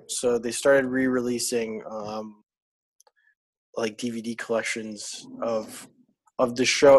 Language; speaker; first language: English; non-native, local second language; Filipino